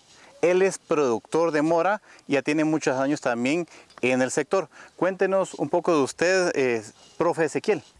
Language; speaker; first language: Spanish; native; Spanish